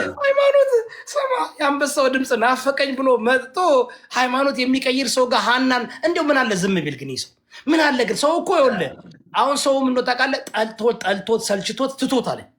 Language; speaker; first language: Amharic; early bilingual, heritage; Amharic